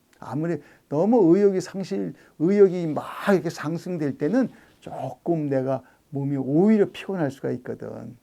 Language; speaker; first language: Korean; native; Korean